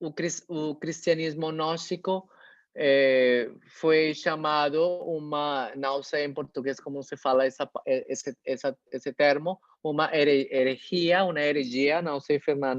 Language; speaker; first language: Portuguese; non-native, fluent; Spanish